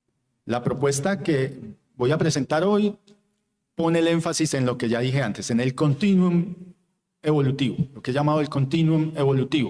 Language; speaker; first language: Spanish; native; Spanish